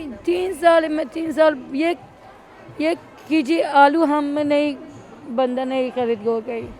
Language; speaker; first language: Hindi; non-native, learner; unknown